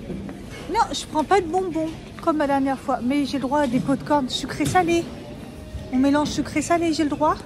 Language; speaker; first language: French; native; French